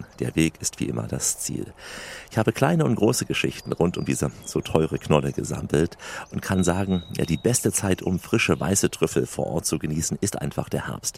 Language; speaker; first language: German; native; German